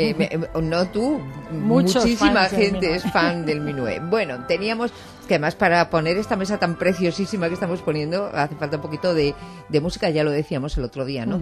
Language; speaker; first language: Spanish; native; Spanish